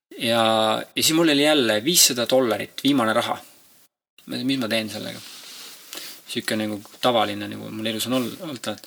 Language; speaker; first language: Estonian; native; Estonian